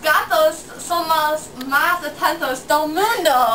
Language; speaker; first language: Spanish; non-native, learner; English